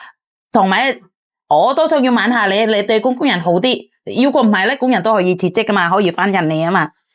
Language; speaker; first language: Cantonese; native; Cantonese